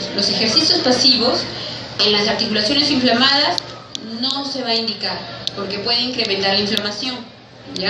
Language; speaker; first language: Spanish; native; Spanish